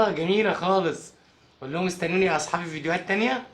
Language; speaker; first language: Arabic; native; Arabic